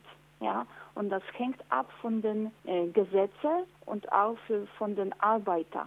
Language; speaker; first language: German; non-native, fluent; Polish